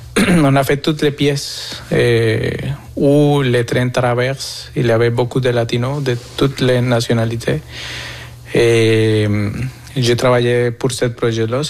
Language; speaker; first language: French; non-native, fluent; Spanish